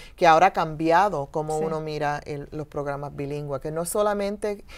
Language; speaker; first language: Spanish; early bilingual, heritage; Spanish